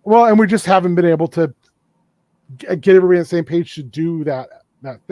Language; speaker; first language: English; native; English